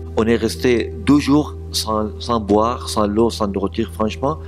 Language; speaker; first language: French; non-native, learner; Arabic